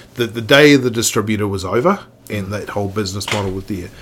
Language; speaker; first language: English; native; English